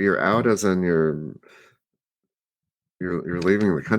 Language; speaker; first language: English; native; English